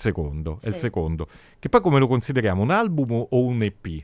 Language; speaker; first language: Italian; native; Italian